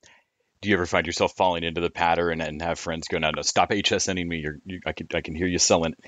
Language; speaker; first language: English; native; English